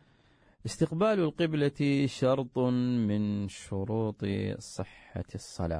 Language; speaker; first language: Arabic; native; Arabic